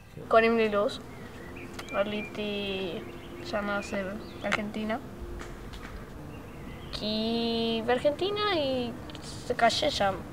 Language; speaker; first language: Hebrew; non-native, learner; Spanish